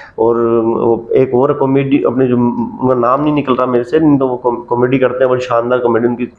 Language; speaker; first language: Hindi; non-native, local second language; Punjabi